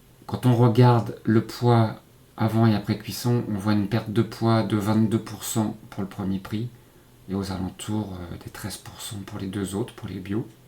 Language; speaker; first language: French; native; French